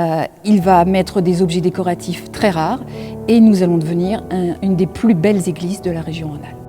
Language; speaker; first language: French; native; French